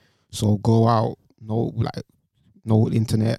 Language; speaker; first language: English; native; English